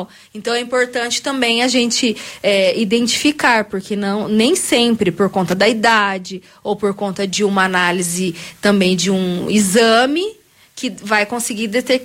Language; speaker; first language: Portuguese; native; Portuguese